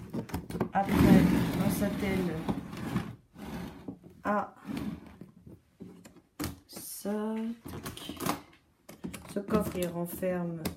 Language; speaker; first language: French; native; French